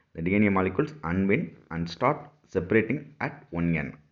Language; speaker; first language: English; non-native, local second language; Tamil